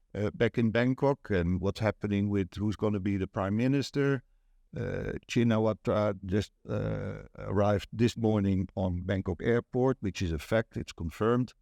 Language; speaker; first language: English; non-native, fluent; Dutch